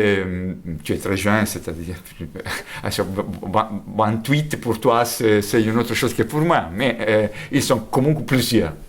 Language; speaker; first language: French; non-native, fluent; Italian